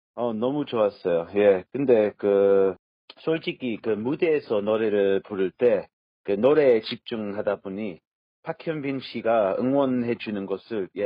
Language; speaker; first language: Korean; non-native, fluent; English